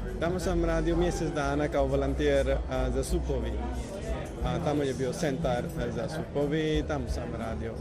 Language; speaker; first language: Croatian; non-native, learner; Punjabi